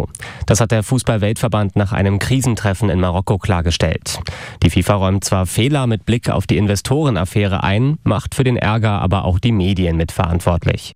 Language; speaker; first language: German; native; German